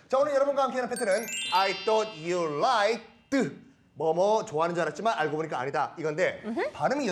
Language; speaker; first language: Korean; native; Korean